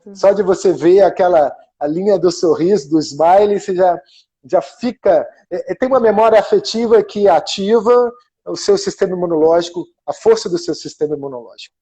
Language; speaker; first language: Portuguese; non-native, fluent; German